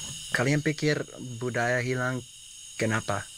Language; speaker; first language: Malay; non-native, learner; English